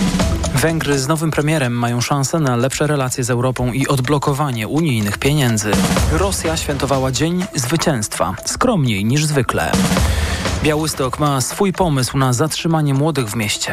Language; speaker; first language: Polish; native; Polish